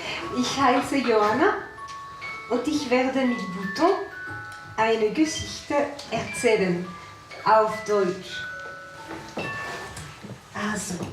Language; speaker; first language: German; non-native, learner; French